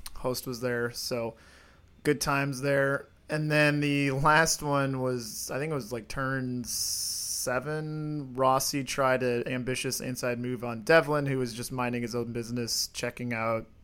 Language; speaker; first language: English; native; English